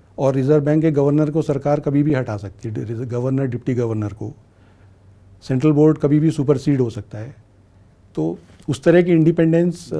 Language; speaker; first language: Hindi; native; Hindi